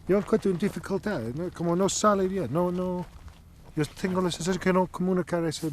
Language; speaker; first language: Spanish; non-native, learner; English